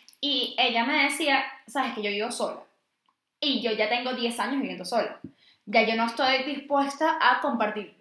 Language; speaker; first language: Spanish; native; Spanish